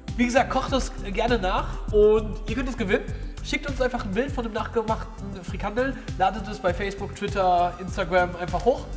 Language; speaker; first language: German; native; German